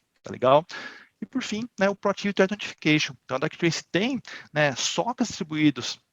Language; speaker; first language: Portuguese; native; Portuguese